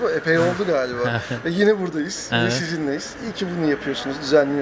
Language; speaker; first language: Turkish; native; Turkish